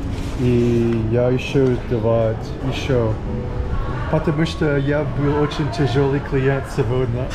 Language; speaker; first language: Russian; non-native, learner; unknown